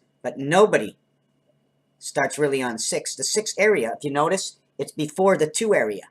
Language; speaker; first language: English; native; English